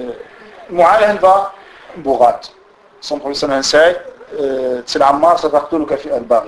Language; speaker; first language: Danish; non-native, fluent; Arabic